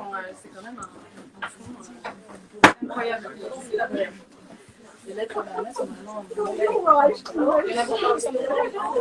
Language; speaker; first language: French; native; French